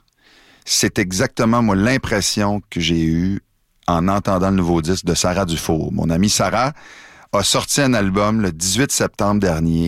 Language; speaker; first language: French; native; French